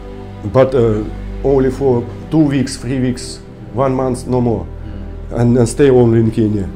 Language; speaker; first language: English; non-native, learner; Russian